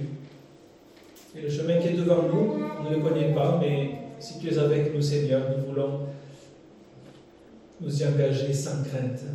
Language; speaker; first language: French; native; French